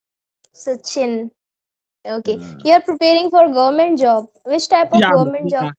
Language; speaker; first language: English; non-native, local second language; Hindi